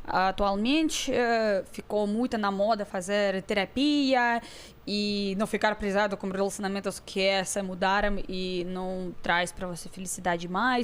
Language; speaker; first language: Portuguese; non-native, fluent; Russian